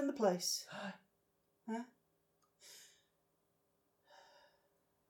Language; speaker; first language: English; native; English